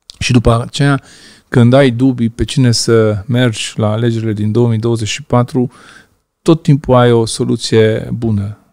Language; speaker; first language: Romanian; non-native, local second language; Hungarian